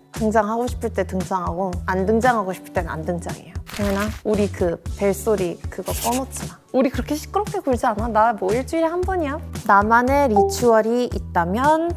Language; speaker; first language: Korean; early bilingual, heritage; Korean